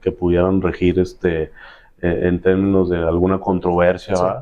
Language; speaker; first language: Spanish; native; Spanish